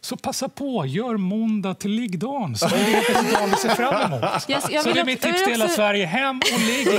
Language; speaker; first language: Swedish; native; Swedish